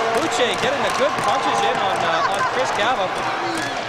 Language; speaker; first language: English; native; English